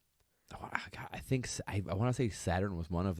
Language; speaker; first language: English; native; English